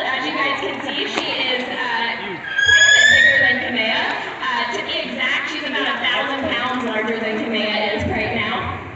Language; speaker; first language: English; native; English